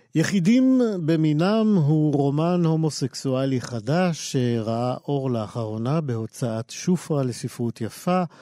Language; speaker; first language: Hebrew; native; Hebrew